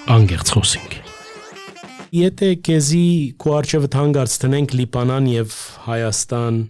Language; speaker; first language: Armenian; early bilingual, heritage; Armenian